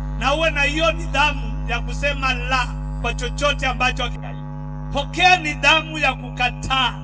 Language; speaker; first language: Swahili; non-native, local second language; Kamba